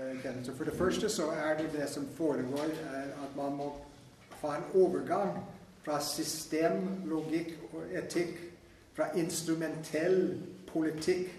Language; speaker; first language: Norwegian; non-native, fluent; English